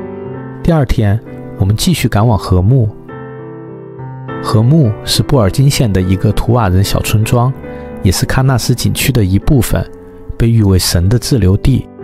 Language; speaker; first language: Chinese; native; Chinese